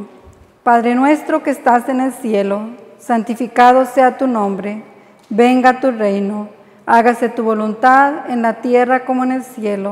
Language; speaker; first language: Spanish; native; Spanish